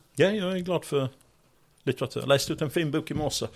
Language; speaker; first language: Swedish; non-native, fluent; English